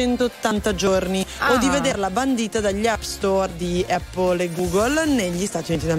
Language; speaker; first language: Italian; native; Italian